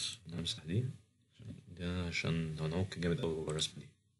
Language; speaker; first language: Arabic; native; Arabic